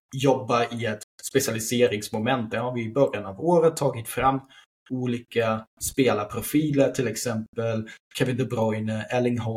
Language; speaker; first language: Swedish; non-native, fluent; German